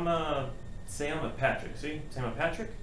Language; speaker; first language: Spanish; non-native, fluent; English